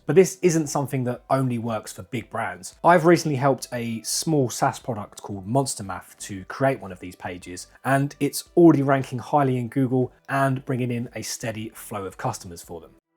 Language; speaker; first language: English; native; English